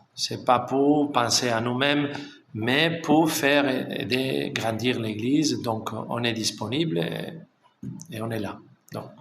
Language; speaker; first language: French; non-native, fluent; Spanish